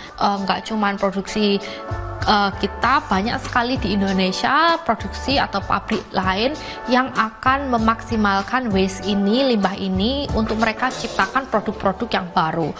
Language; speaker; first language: Indonesian; native; Indonesian